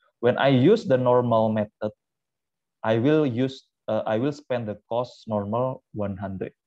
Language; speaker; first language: English; non-native, fluent; Indonesian